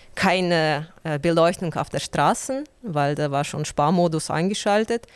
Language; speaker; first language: German; non-native, fluent; Ukrainian